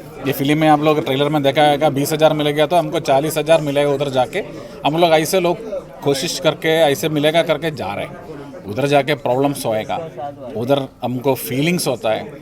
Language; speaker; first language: Hindi; non-native, local second language; Malayalam